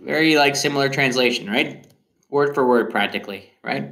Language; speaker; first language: English; early bilingual, other home language; Spanish